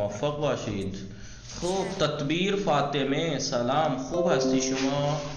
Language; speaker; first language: Persian; non-native, fluent; Urdu